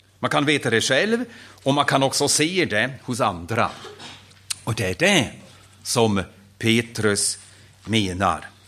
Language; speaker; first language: Swedish; non-native, fluent; German